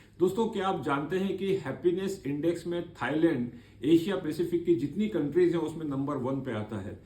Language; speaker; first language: Hindi; native; Hindi